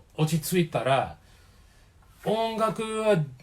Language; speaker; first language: Japanese; non-native, fluent; English